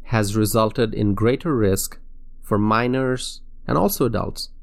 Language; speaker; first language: English; non-native, local second language; Bangla